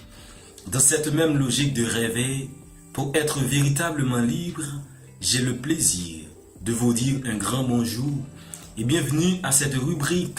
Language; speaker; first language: French; non-native, local second language; Haitian Creole